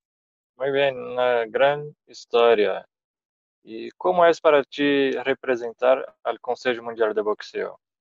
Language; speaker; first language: Spanish; non-native, fluent; Portuguese